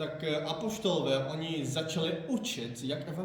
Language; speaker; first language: Czech; non-native, fluent; Korean